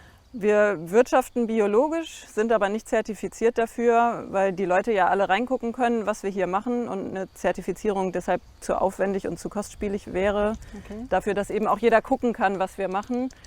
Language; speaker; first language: German; native; German